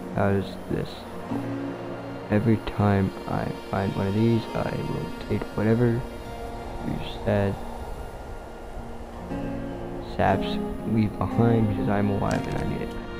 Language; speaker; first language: English; native; English